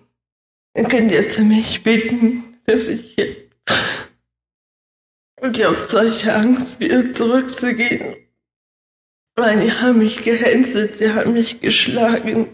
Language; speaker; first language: German; early bilingual, other home language; Russian